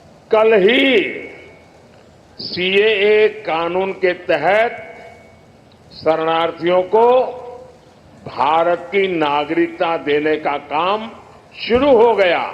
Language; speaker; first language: Hindi; native; Hindi